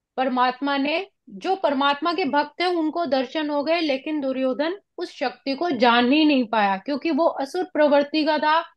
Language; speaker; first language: Hindi; non-native, local second language; Punjabi